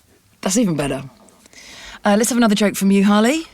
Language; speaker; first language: English; native; English